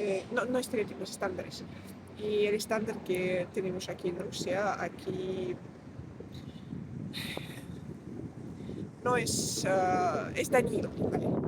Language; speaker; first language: Spanish; non-native, fluent; Russian